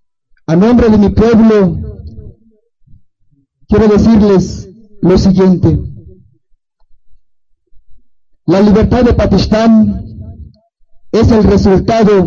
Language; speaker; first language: Spanish; non-native, local second language; Tzotzil